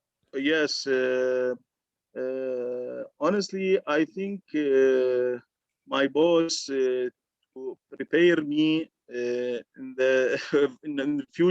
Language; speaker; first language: English; non-native, learner; Arabic